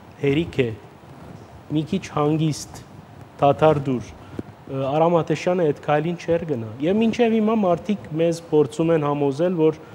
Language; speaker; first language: Armenian; early bilingual, heritage; Armenian